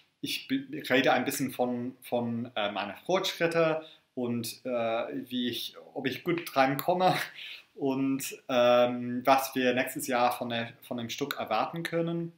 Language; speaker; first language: German; non-native, fluent; English